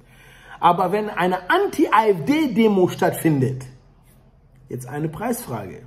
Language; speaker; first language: German; early bilingual, other home language; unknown